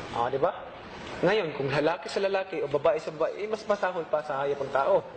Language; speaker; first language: Filipino; non-native, local second language; Cebuano